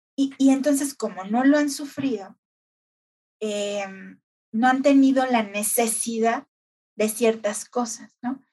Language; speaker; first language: Spanish; native; Spanish